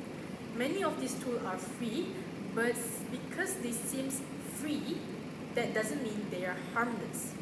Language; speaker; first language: English; non-native, local second language; Malay